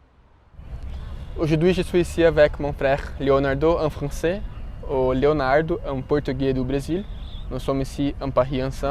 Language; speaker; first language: French; non-native, learner; Portuguese